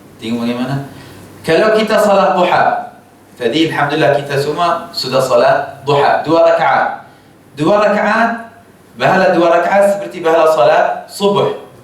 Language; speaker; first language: Malay; non-native, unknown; Arabic